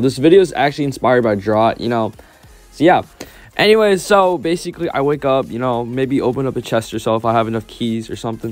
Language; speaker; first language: English; native; English